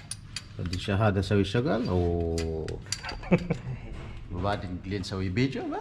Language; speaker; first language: Arabic; non-native, learner; Filipino